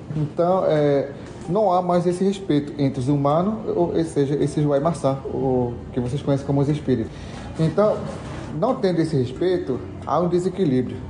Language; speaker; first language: Portuguese; non-native, local second language; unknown